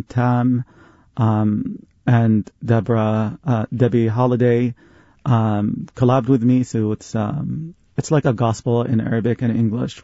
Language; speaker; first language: English; non-native, fluent; Arabic